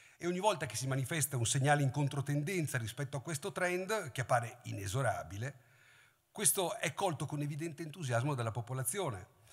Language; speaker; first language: Italian; native; Italian